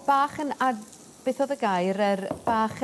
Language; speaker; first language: Welsh; native; Welsh